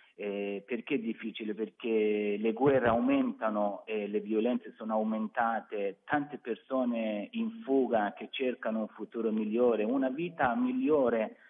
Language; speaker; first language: Italian; non-native, fluent; Persian